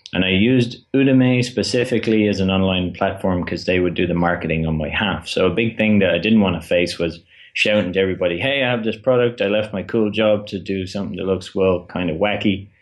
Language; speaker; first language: English; native; English